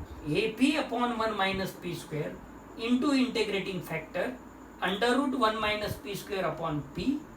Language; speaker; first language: English; non-native, local second language; Marathi